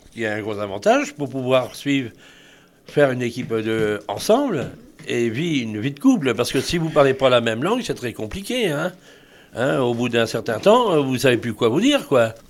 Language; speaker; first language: French; native; French